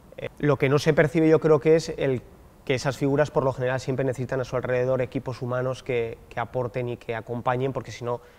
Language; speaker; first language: Spanish; native; Spanish